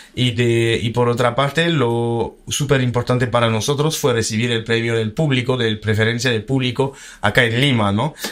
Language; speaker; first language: Spanish; early bilingual, heritage; French